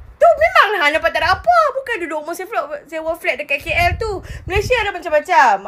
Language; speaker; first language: Malay; native; Malay